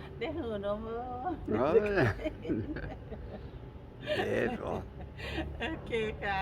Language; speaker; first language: Swedish; non-native, learner; Thai